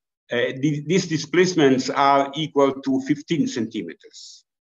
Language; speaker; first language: English; non-native, fluent; Italian